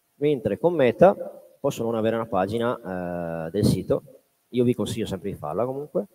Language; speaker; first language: Italian; native; Italian